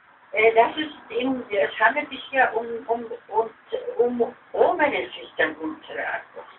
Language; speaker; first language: German; non-native, fluent; Polish